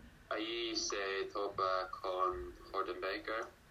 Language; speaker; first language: Spanish; non-native, learner; English